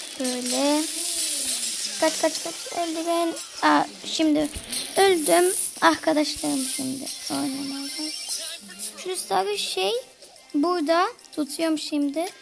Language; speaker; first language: Turkish; early bilingual, heritage; Turkish